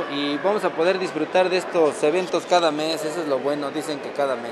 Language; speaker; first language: Spanish; native; Spanish